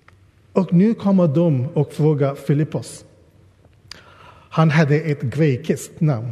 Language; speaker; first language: Swedish; non-native, fluent; English